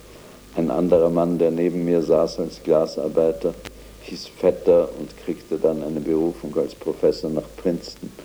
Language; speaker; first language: German; native; German